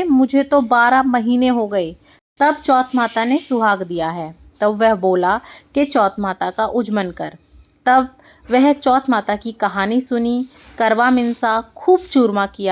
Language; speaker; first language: Hindi; native; Hindi